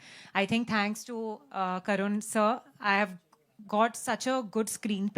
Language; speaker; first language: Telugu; non-native, learner; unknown